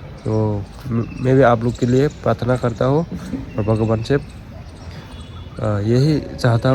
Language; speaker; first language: Hindi; non-native, local second language; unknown